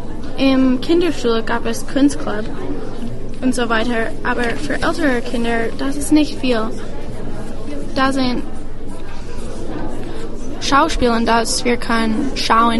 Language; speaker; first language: German; non-native, learner; English